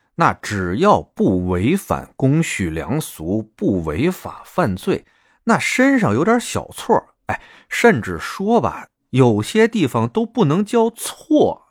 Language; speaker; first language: Chinese; native; Chinese